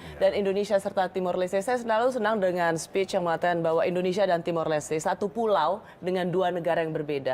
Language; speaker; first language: Indonesian; native; Indonesian